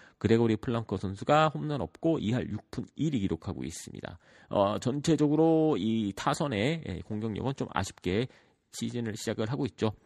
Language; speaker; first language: Korean; early bilingual, heritage; Korean